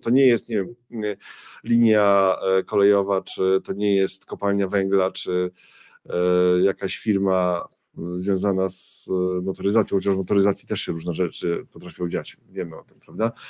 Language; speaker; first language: Polish; native; Polish